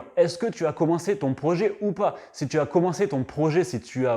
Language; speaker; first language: French; native; French